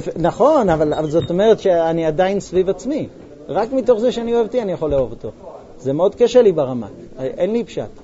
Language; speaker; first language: Hebrew; non-native, fluent; English